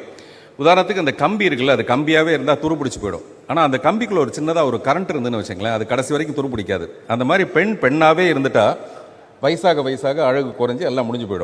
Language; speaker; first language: Tamil; native; Tamil